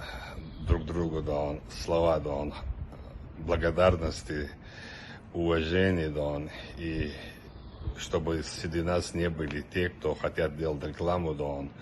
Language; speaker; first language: Russian; non-native, local second language; Chechen